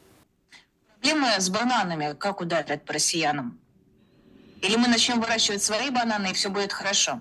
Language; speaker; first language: Russian; native; Russian